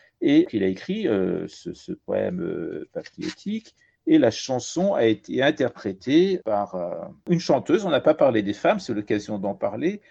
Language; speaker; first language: French; early bilingual, other home language; Persian